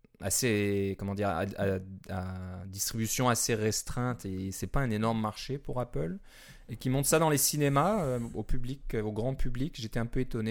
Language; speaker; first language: French; native; French